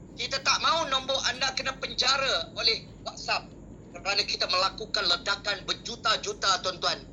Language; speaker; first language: Malay; native; Malay